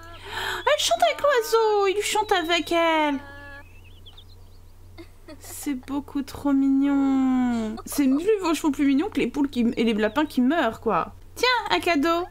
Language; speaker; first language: French; native; French